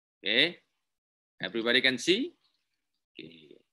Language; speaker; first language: English; non-native, learner; Indonesian